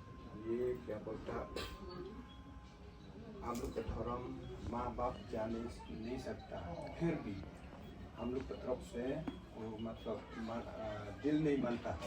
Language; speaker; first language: Hindi; non-native, local second language; Khasi